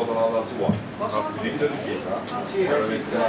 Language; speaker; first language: Italian; native; Italian